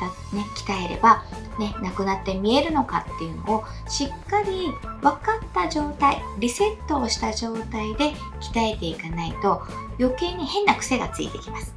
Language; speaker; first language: Japanese; native; Japanese